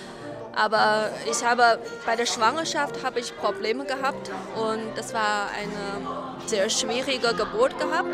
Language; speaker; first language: German; non-native, fluent; Chinese